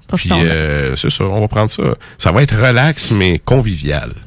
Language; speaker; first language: French; native; French